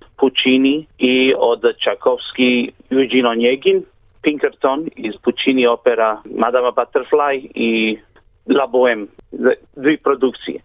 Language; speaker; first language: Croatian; early bilingual, heritage; Croatian